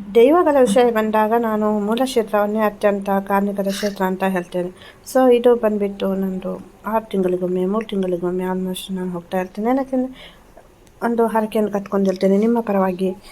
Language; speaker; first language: Kannada; native; Kannada